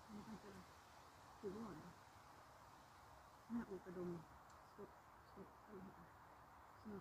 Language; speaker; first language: Swedish; non-native, learner; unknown